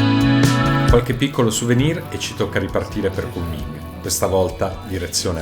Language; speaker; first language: Italian; native; Italian